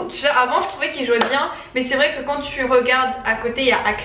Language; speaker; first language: French; native; French